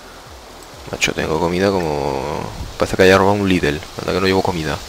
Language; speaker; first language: Spanish; native; Spanish